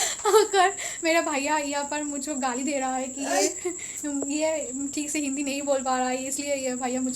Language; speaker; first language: Hindi; non-native, local second language; Bangla